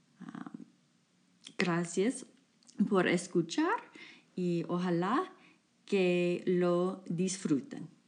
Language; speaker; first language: Spanish; non-native, fluent; English